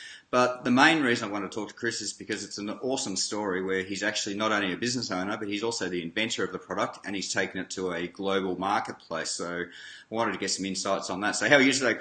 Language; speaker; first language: English; native; English